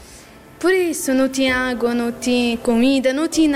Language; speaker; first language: Portuguese; non-native, learner; Arabic